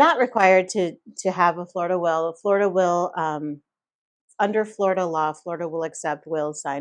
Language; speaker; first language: English; native; English